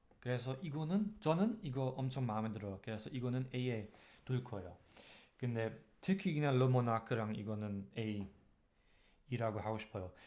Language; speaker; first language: Korean; non-native, learner; German